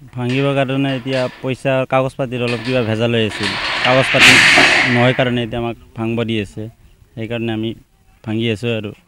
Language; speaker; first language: Assamese; non-native, local second language; Bangla